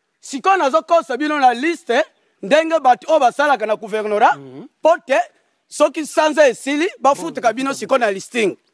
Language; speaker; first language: Lingala; non-native, local second language; Kongo